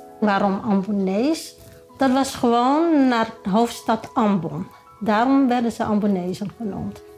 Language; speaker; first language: Dutch; native; Dutch